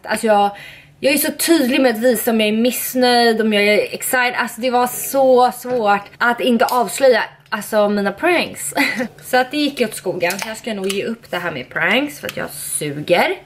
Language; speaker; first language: Swedish; native; Swedish